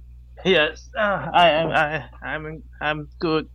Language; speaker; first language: English; non-native, learner; Chinese